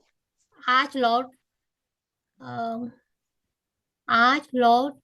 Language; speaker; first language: Hindi; non-native, learner; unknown